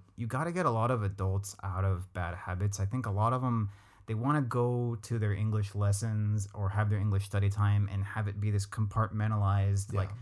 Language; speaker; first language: English; native; English